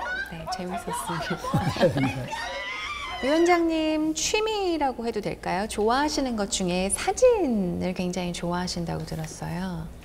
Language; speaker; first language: Korean; native; Korean